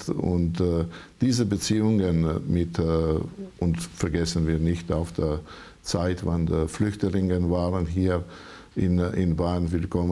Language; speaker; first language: German; non-native, learner; Croatian